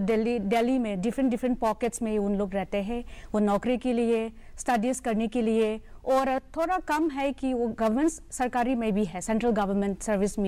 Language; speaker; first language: Hindi; non-native, local second language; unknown